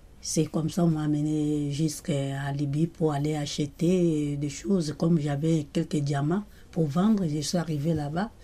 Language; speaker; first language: French; non-native, local second language; Lingala